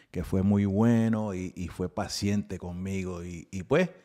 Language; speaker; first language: Spanish; early bilingual, heritage; Spanish